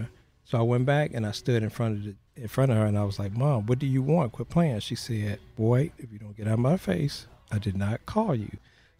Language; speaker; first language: English; native; English